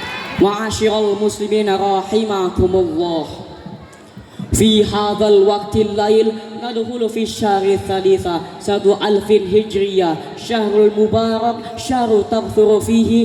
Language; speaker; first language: Arabic; non-native, learner; Indonesian